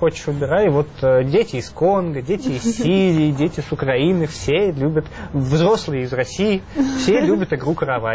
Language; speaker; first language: Russian; native; Russian